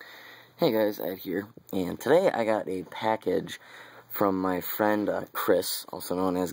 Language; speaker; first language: English; native; English